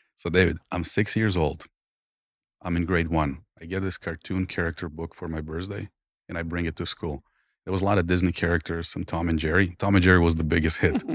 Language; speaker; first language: English; non-native, fluent; Croatian